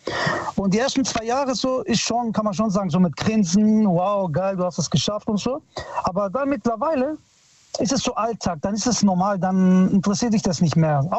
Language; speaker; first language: German; early bilingual, other home language; Italian